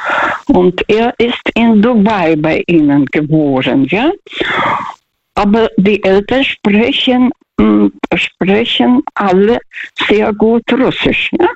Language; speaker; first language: German; non-native, fluent; Russian